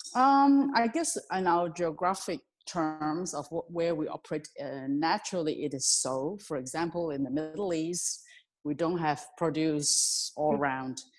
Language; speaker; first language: English; non-native, local second language; Cantonese